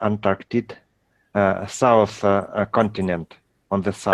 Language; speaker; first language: English; non-native, learner; Russian